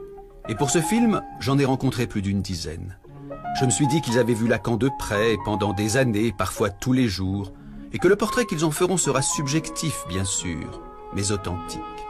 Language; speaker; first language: French; native; French